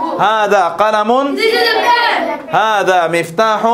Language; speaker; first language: Arabic; non-native, fluent; Bangla